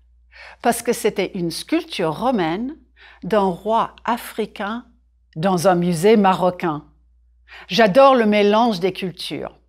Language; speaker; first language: French; non-native, fluent; English